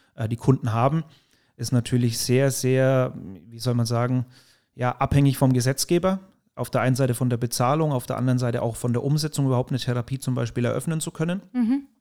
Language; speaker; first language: German; native; German